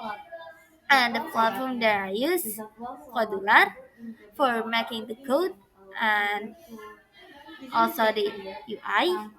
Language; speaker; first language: English; non-native, learner; Indonesian